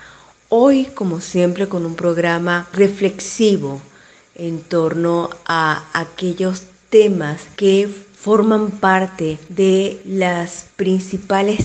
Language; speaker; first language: Spanish; native; Spanish